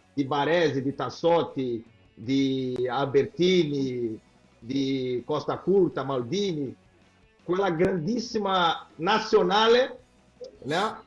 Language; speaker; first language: Italian; non-native, fluent; Portuguese